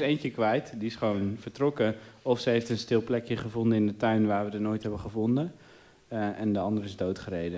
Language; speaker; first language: Dutch; native; Dutch